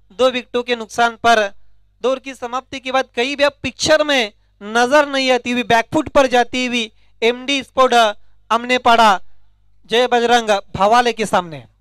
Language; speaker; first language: Hindi; non-native, local second language; Marathi